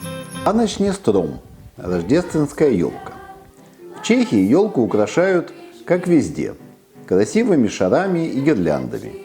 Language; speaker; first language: Russian; native; Russian